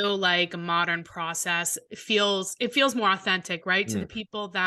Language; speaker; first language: English; native; English